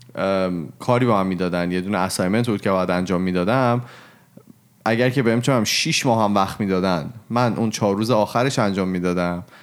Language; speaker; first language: Persian; native; Persian